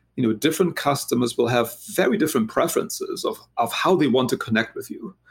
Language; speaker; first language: English; non-native, fluent; German